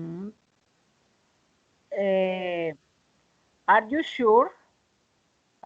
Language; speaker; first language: English; non-native, learner; Spanish